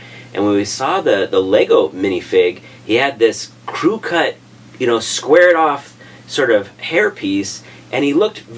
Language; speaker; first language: English; native; English